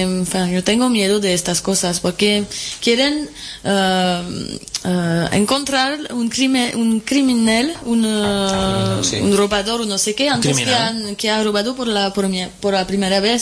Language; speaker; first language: Spanish; non-native, fluent; French